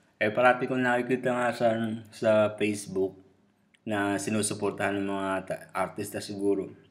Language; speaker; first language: Filipino; native; Filipino